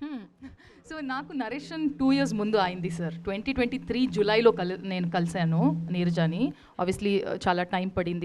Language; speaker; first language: Telugu; non-native, fluent; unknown